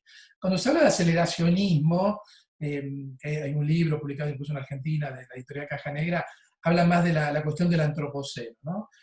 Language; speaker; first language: Spanish; native; Spanish